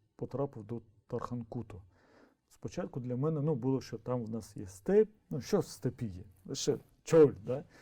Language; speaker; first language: Ukrainian; non-native, local second language; Crimean Tatar